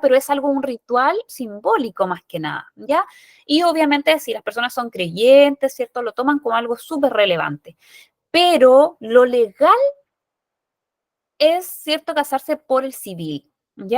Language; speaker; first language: Spanish; native; Spanish